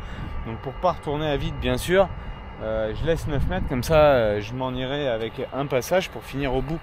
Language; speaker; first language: French; native; French